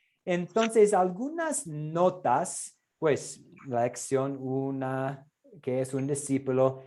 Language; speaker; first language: Spanish; non-native, fluent; English